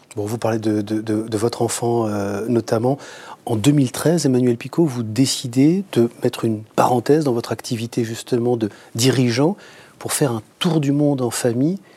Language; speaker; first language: French; native; French